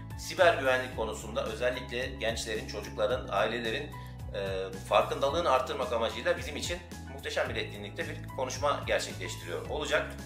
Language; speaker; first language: Turkish; native; Turkish